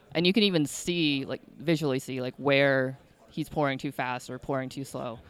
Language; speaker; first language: English; native; English